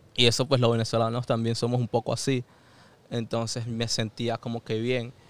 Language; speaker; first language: Spanish; native; Spanish